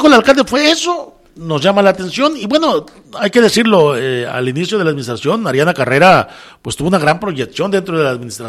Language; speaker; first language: Spanish; native; Spanish